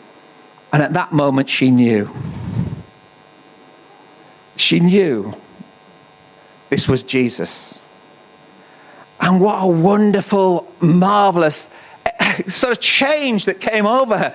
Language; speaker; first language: English; native; English